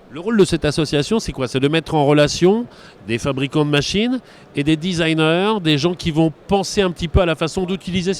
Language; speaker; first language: French; native; French